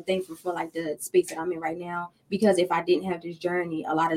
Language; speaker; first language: English; native; English